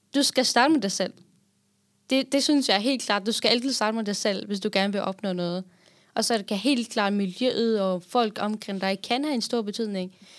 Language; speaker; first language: Danish; non-native, fluent; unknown